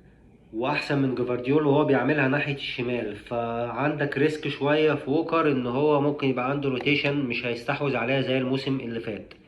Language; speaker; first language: Arabic; native; Arabic